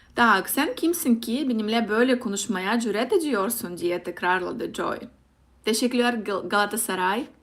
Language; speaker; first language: Turkish; non-native, learner; Russian